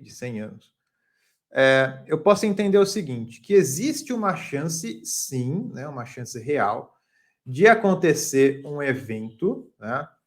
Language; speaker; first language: Portuguese; native; Portuguese